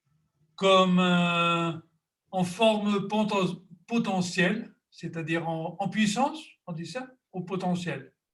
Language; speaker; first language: French; non-native, fluent; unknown